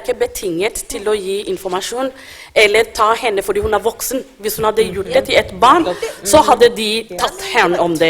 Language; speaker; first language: Norwegian; non-native, fluent; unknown